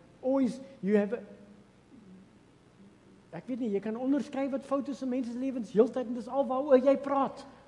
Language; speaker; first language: Afrikaans; early bilingual, heritage; Afrikaans